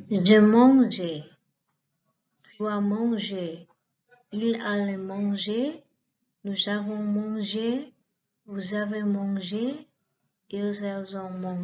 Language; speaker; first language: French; non-native, fluent; Indonesian